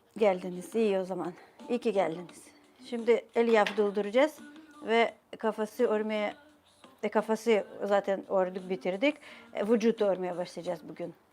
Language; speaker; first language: Turkish; non-native, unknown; Ukrainian